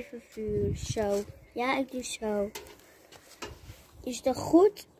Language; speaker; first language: Dutch; early bilingual, other home language; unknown